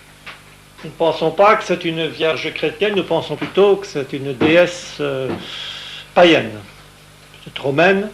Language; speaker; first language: French; native; French